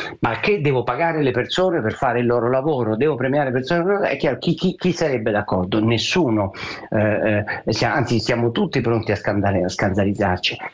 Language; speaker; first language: Italian; native; Italian